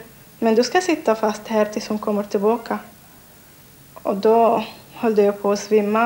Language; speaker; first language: Swedish; non-native, learner; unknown